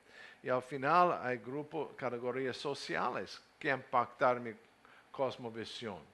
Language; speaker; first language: Spanish; non-native, learner; English